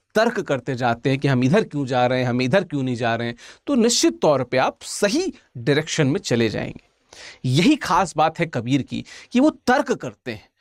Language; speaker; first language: Hindi; native; Hindi